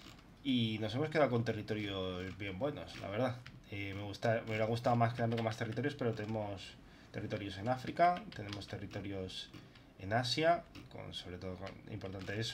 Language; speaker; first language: Spanish; native; Spanish